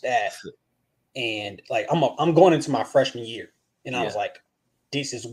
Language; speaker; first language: English; native; English